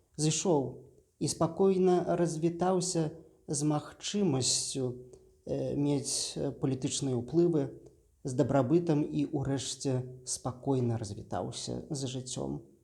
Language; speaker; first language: Belarusian; native; Belarusian